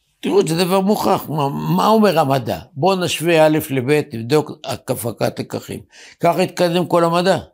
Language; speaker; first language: Hebrew; native; Hebrew